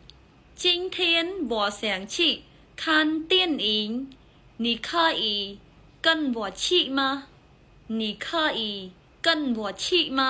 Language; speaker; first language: Chinese; non-native, fluent; Khmer